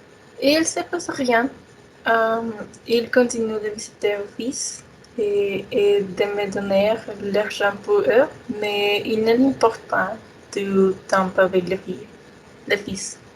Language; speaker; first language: French; non-native, learner; Spanish